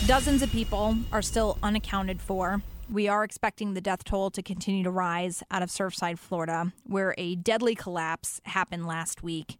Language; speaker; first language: English; native; English